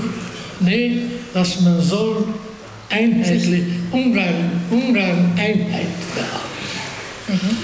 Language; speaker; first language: German; non-native, fluent; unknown